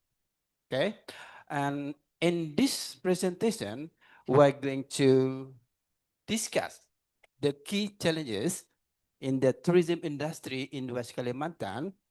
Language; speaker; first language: English; non-native, learner; Indonesian